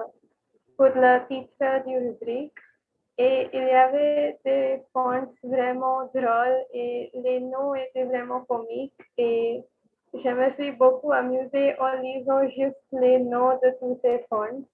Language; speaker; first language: French; non-native, learner; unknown